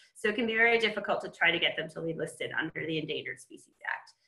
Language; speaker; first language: English; native; English